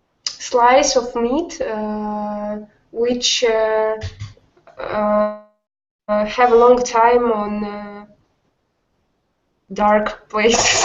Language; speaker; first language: English; non-native, learner; Russian